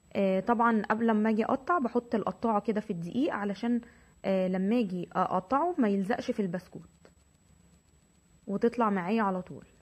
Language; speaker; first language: Arabic; native; Arabic